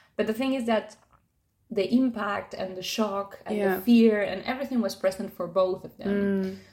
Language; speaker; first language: English; non-native, fluent; Spanish